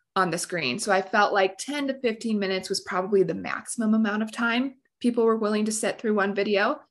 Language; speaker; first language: English; native; English